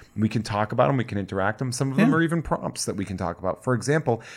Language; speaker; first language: English; native; English